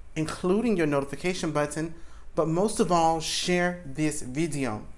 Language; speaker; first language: English; native; English